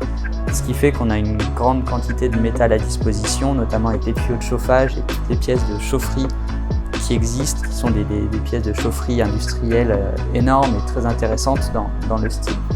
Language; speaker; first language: French; native; French